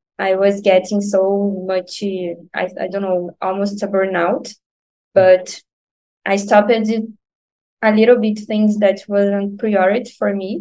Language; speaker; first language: English; non-native, learner; Portuguese